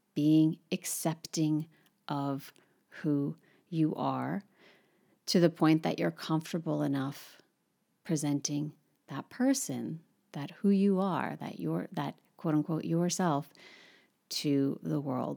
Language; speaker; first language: English; native; English